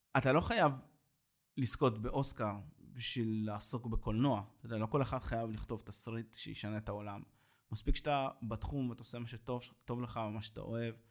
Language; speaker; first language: Hebrew; native; Hebrew